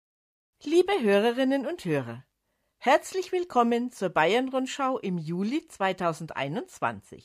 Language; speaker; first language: German; native; German